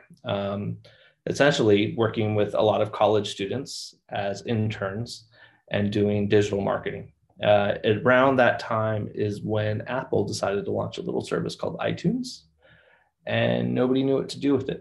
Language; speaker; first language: English; native; English